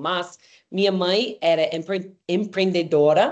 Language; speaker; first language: Portuguese; non-native, fluent; English